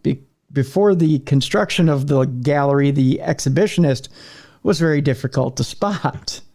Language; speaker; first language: English; native; English